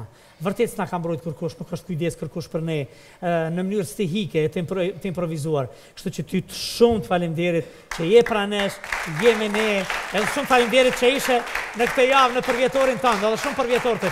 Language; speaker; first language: Albanian; native; Albanian